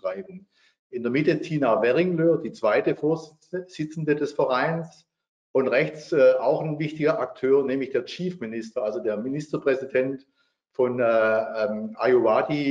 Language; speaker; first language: German; native; German